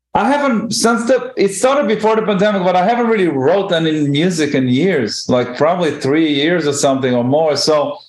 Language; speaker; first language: English; non-native, fluent; Hebrew